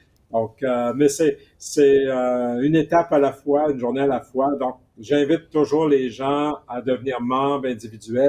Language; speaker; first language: French; native; French